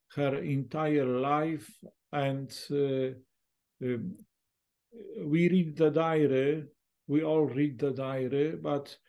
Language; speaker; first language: English; non-native, fluent; Polish